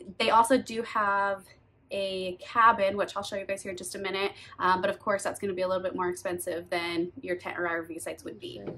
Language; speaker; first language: English; native; English